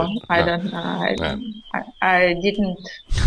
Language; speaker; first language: English; non-native, learner; Russian